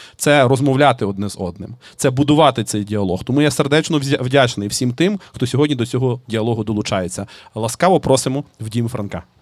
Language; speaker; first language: Ukrainian; native; Ukrainian